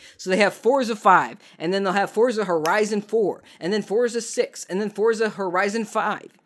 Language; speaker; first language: English; native; English